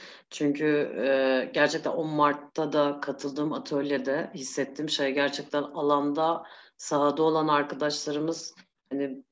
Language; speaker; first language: Turkish; native; Turkish